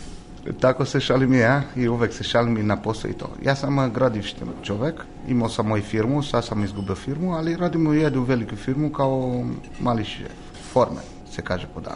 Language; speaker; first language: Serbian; non-native, learner; Romanian